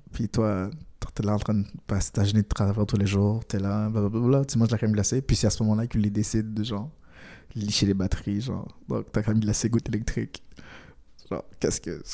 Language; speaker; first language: French; native; French